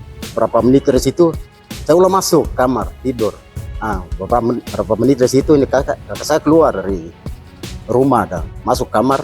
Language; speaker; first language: Indonesian; non-native, local second language; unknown